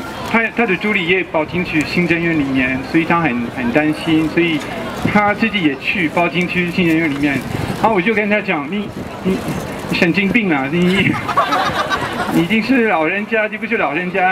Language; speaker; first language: Chinese; non-native, fluent; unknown